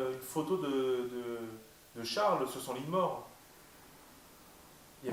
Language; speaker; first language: French; native; French